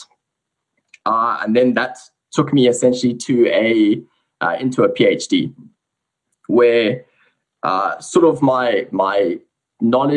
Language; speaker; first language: English; native; English